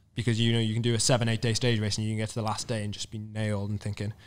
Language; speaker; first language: English; native; English